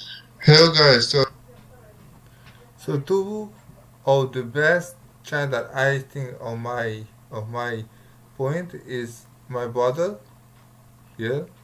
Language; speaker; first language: English; non-native, learner; Russian